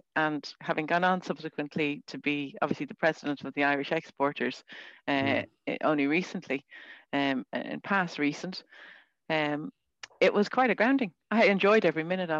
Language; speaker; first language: English; native; English